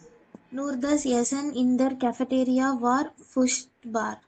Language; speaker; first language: German; non-native, learner; Tamil